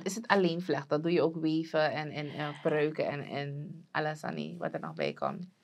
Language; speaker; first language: Dutch; native; Dutch